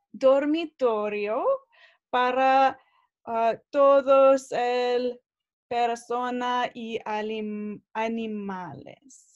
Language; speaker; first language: Spanish; non-native, learner; English